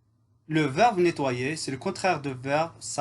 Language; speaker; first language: French; non-native, fluent; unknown